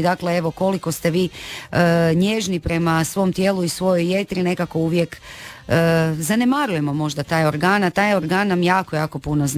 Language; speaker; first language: Serbian; native; Serbian